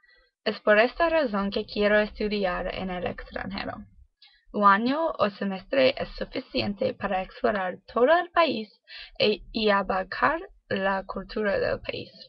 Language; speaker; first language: Spanish; non-native, learner; English